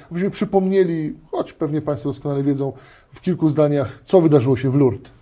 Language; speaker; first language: Polish; non-native, learner; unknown